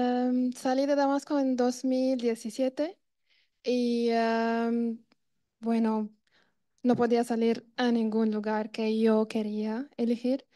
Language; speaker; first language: Spanish; non-native, fluent; Arabic